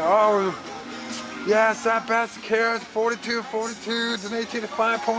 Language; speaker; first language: English; non-native, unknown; Korean